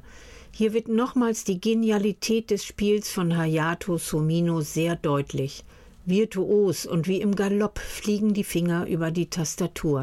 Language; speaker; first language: German; native; German